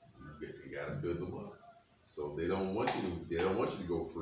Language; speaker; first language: English; native; English